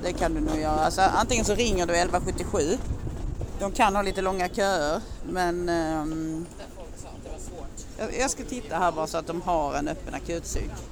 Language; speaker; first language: Swedish; native; Swedish